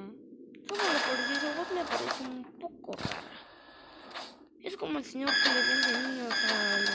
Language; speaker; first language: Spanish; native; Spanish